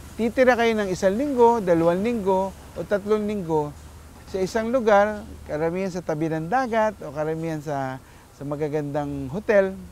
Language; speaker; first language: Filipino; native; Filipino